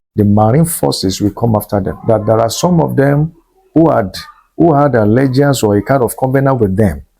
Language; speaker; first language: English; non-native, local second language; Yoruba